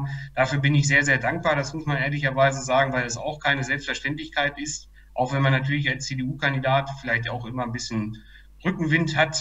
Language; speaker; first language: German; native; German